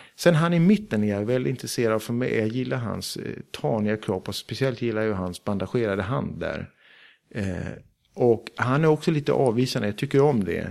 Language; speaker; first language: Swedish; early bilingual, heritage; Swedish